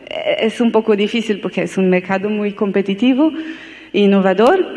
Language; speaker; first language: Spanish; non-native, learner; Portuguese